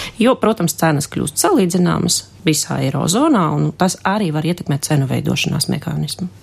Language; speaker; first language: Latvian; non-native, local second language; Russian